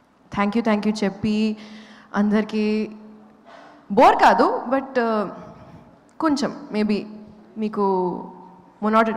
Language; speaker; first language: Telugu; non-native, local second language; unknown